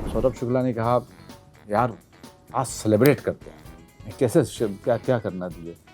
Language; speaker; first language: Hindi; native; Hindi